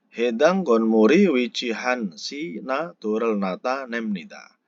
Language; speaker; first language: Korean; non-native, fluent; Indonesian